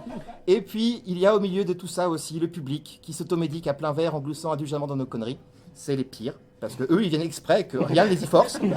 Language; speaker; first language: French; native; French